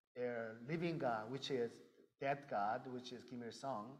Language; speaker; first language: English; early bilingual, other home language; Korean